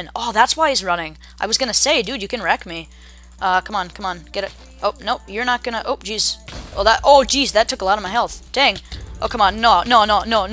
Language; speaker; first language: English; native; English